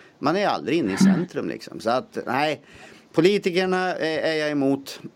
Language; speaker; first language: Swedish; native; Swedish